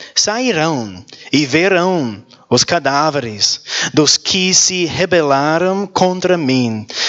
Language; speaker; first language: Portuguese; non-native, learner; English